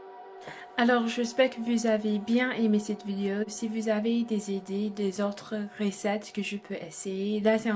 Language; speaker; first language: French; non-native, fluent; English